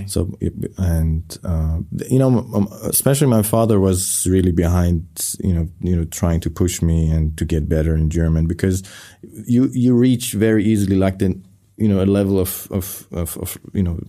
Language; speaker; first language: English; non-native, fluent; Persian